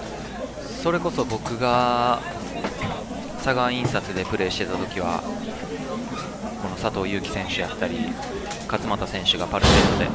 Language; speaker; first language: Japanese; native; Japanese